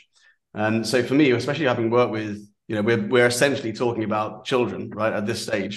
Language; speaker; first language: English; native; English